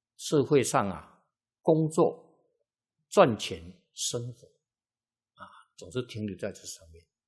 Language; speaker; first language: Chinese; native; Chinese